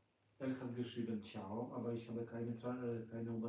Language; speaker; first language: German; non-native, learner; Polish